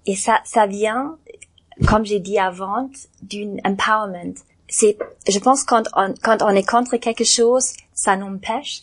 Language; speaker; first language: French; non-native, learner; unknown